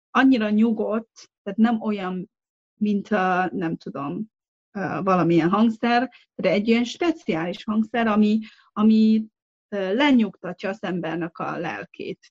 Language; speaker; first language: Hungarian; non-native, fluent; Chinese